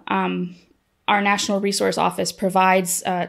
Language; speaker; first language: English; native; English